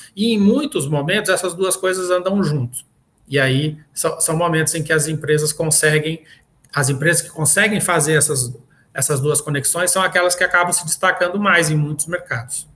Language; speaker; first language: Portuguese; native; Portuguese